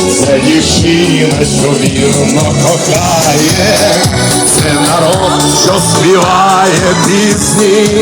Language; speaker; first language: Ukrainian; native; Ukrainian